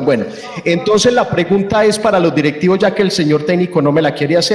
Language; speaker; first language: Spanish; native; Spanish